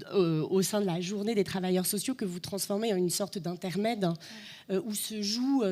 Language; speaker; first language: French; native; French